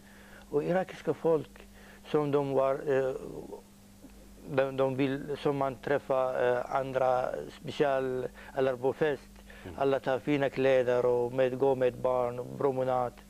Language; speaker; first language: Swedish; non-native, learner; Arabic